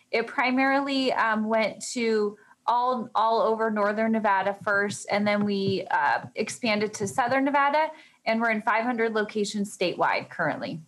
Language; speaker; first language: English; native; English